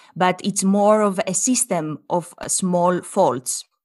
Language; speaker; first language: English; non-native, fluent; Greek